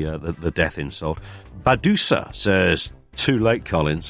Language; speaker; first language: English; native; English